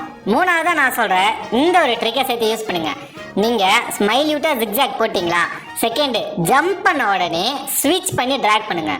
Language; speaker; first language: Tamil; native; Tamil